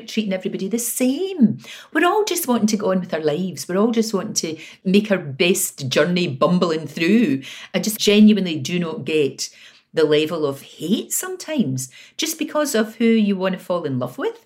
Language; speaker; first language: English; native; English